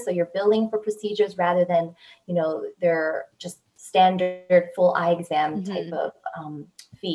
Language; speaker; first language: English; native; English